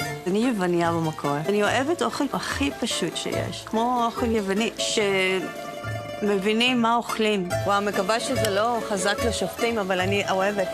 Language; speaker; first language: Hebrew; non-native, fluent; Greek